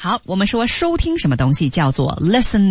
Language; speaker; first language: Chinese; native; Chinese